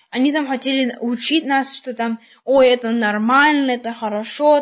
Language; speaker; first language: Russian; early bilingual, heritage; Russian